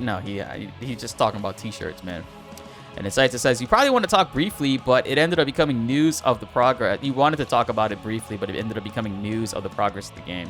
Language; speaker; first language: English; native; English